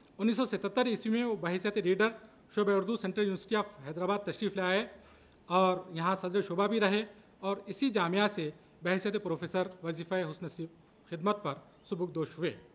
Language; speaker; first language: Urdu; native; Urdu